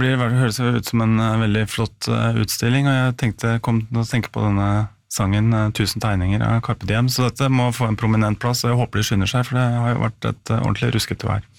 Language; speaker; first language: Norwegian; native; Norwegian